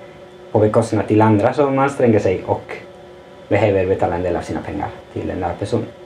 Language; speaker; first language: Swedish; non-native, fluent; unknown